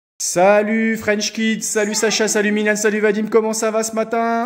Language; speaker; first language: French; native; French